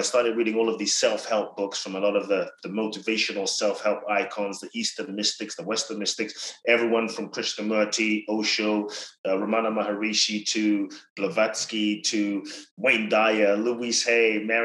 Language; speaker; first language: English; native; English